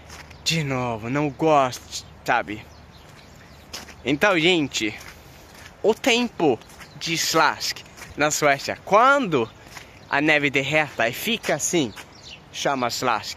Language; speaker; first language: Portuguese; non-native, fluent; Swedish